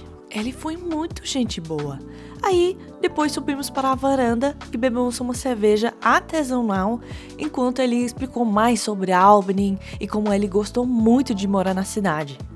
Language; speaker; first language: Portuguese; non-native, fluent; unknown